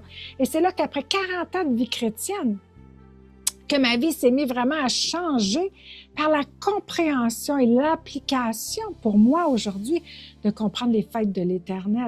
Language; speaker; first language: French; native; French